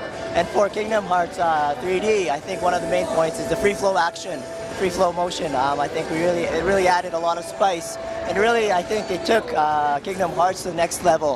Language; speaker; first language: English; non-native, fluent; Japanese